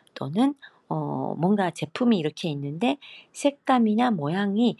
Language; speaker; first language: Korean; non-native, fluent; Japanese